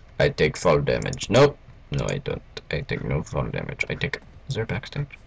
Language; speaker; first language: English; native; English